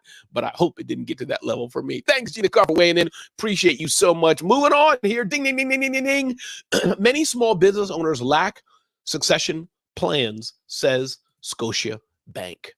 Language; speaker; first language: English; native; English